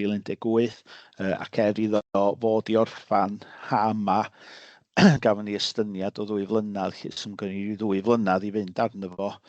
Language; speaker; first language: Welsh; native; Welsh